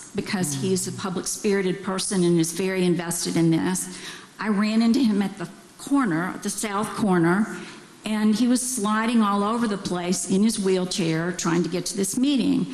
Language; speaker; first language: English; native; English